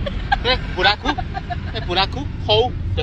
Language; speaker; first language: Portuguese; non-native, learner; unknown